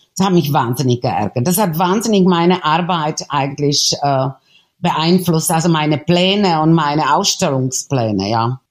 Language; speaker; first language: German; non-native, fluent; Czech